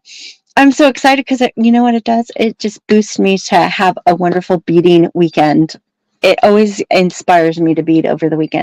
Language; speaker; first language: English; native; English